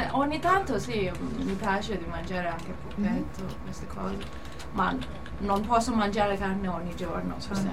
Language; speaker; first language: Italian; non-native, learner; Cantonese